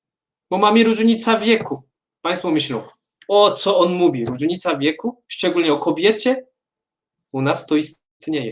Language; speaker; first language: Polish; non-native, fluent; Korean